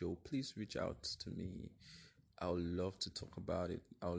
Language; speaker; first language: English; non-native, local second language; Yoruba